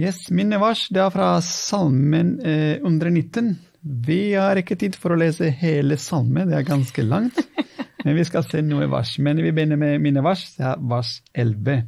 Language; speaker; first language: Norwegian; non-native, fluent; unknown